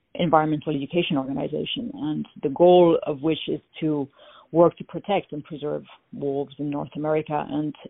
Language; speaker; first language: English; non-native, fluent; French